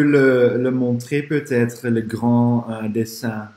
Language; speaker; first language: French; non-native, fluent; Dutch